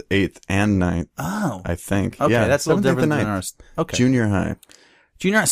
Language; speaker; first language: English; native; English